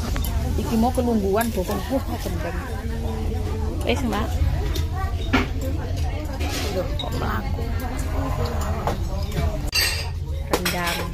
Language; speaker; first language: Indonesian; non-native, local second language; Javanese